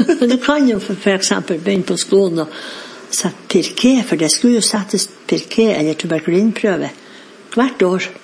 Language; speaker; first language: Norwegian; native; Norwegian